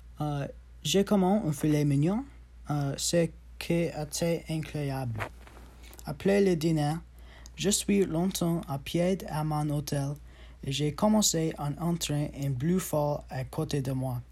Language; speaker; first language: French; non-native, learner; English